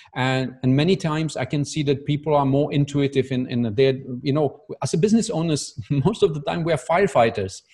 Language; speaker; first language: English; non-native, fluent; Czech